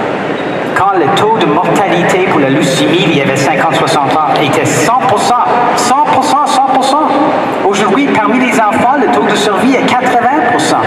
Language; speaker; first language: French; non-native, fluent; English